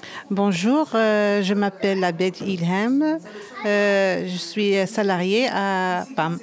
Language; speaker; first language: French; non-native, learner; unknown